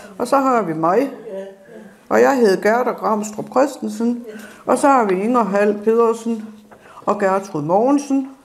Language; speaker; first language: Danish; native; Danish